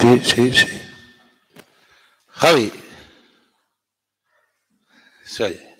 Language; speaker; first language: Spanish; native; Spanish